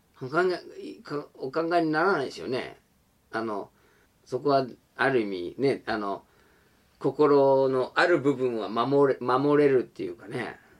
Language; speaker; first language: Japanese; non-native, fluent; English